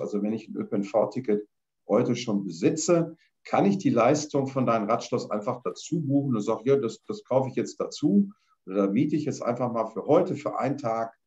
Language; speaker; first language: German; native; German